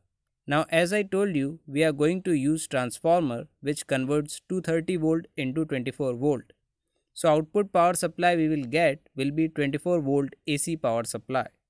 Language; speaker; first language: English; non-native, local second language; Hindi